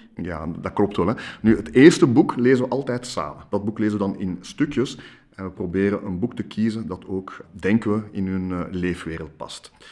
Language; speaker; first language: Dutch; non-native, local second language; French